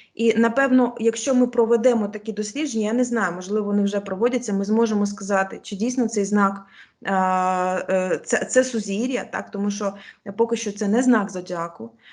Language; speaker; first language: Ukrainian; non-native, local second language; Russian